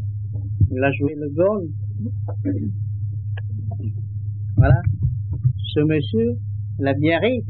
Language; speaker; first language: French; non-native, learner; Vietnamese